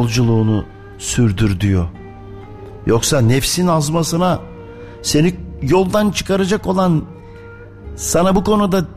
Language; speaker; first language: Turkish; native; Turkish